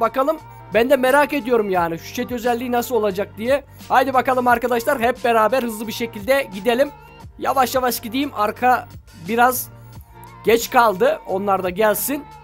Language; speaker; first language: Turkish; native; Turkish